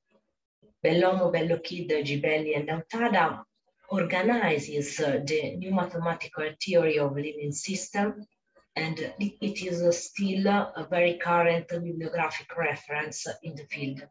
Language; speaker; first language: English; non-native, fluent; Italian